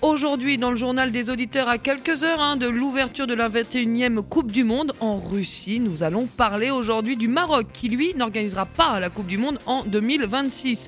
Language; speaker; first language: French; native; French